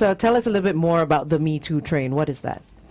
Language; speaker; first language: English; native; English